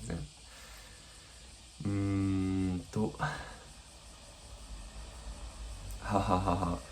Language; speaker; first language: Arabic; non-native, learner; Japanese